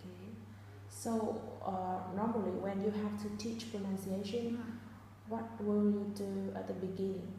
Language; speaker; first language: English; non-native, fluent; Vietnamese